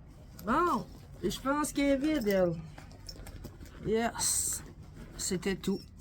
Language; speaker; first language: French; native; French